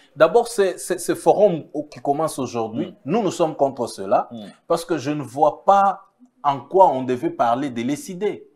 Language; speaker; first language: French; non-native, local second language; Swahili